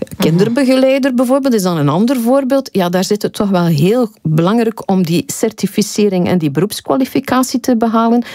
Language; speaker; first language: Dutch; native; Dutch